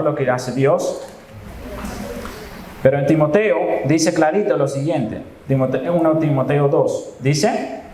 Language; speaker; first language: Spanish; non-native, fluent; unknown